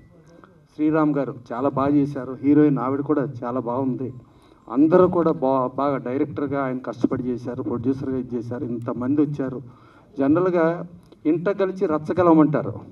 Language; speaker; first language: Telugu; native; Telugu